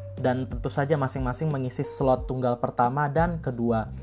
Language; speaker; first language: Indonesian; native; Indonesian